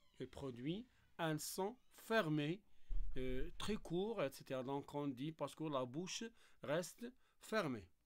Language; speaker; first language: French; non-native, local second language; Arabic